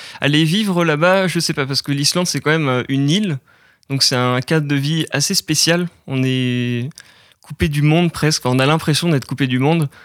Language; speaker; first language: French; native; French